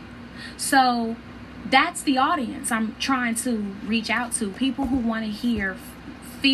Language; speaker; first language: English; native; English